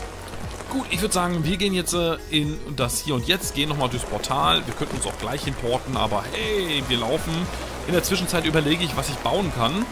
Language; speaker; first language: German; native; German